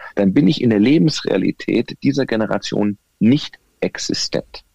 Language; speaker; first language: German; native; German